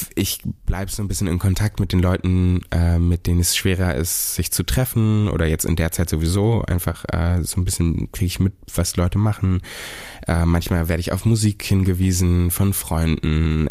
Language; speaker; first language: German; native; German